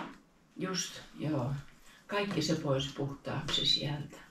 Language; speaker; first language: Finnish; native; Finnish